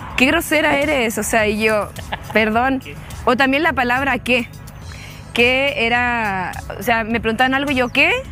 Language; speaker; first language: Spanish; native; Spanish